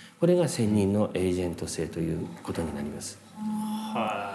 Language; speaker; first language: Japanese; native; Japanese